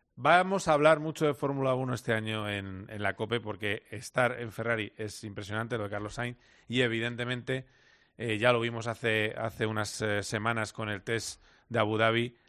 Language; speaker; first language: Spanish; native; Spanish